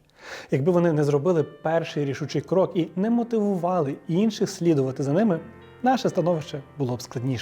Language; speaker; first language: Ukrainian; native; Ukrainian